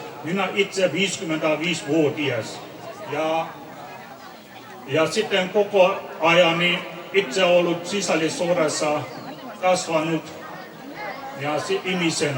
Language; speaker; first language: Finnish; non-native, fluent; Burmese